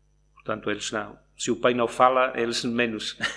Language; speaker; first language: Portuguese; non-native, local second language; Spanish